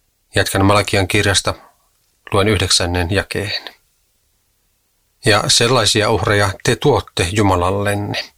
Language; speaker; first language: Finnish; native; Finnish